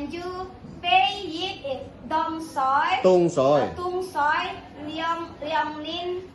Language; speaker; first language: Chinese; non-native, learner; Indonesian